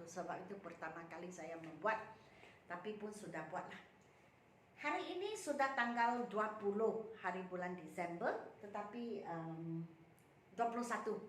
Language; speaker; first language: Malay; non-native, local second language; Min Nan Chinese